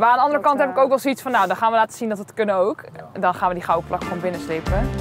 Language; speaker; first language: Dutch; native; Dutch